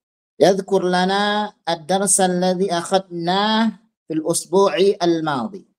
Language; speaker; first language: Arabic; non-native, fluent; Indonesian